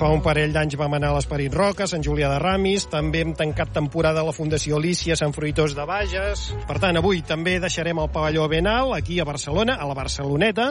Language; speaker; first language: Catalan; native; Catalan